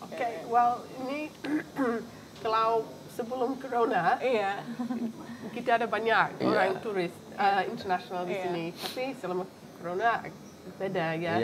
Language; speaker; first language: Indonesian; non-native, fluent; English